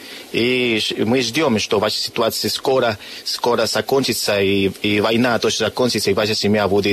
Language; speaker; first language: Russian; non-native, learner; Spanish